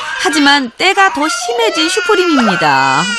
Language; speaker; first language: Korean; native; Korean